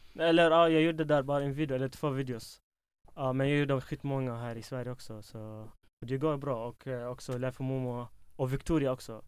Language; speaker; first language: Swedish; early bilingual, other home language; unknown